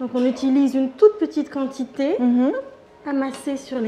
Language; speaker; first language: French; native; French